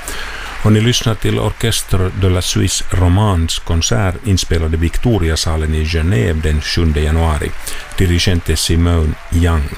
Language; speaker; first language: Swedish; native; Swedish